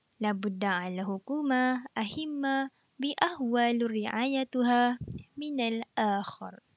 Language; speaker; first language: Arabic; non-native, learner; Malay